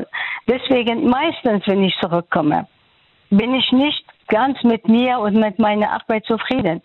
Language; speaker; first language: German; non-native, fluent; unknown